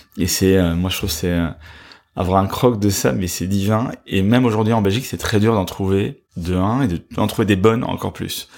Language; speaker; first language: French; native; French